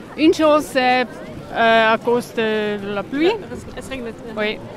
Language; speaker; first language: French; non-native, local second language; German